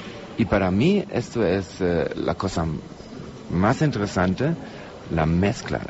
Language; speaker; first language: Spanish; non-native, learner; German